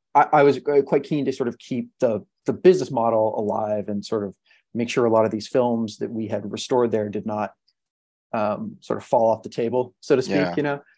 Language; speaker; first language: English; native; English